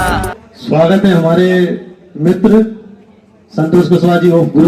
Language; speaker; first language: Hindi; native; Hindi